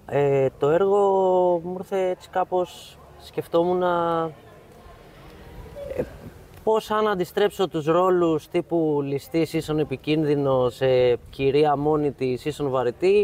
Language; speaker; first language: Greek; native; Greek